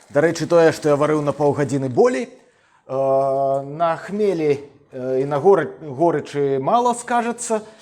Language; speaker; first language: Belarusian; non-native, local second language; Russian